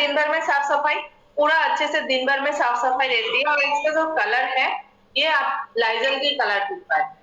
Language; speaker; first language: Hindi; non-native, local second language; Assamese